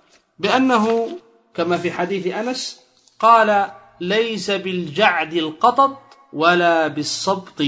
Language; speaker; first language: Arabic; native; Arabic